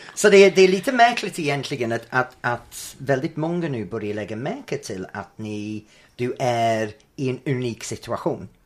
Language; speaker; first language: Swedish; non-native, fluent; English